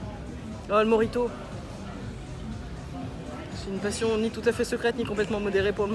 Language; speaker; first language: French; native; French